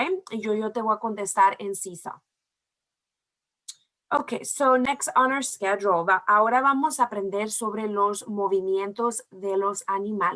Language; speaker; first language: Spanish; early bilingual, heritage; Spanish